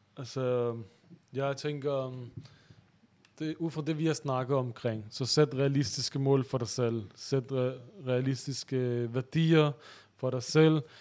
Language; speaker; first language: Danish; early bilingual, other home language; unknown